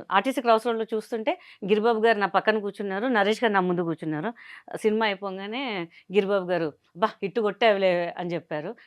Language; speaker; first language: Telugu; non-native, local second language; Hindi